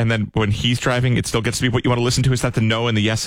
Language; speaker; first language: English; native; English